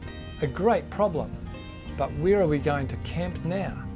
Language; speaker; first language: English; native; English